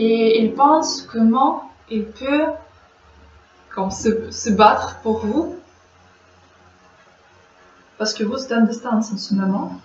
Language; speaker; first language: French; non-native, learner; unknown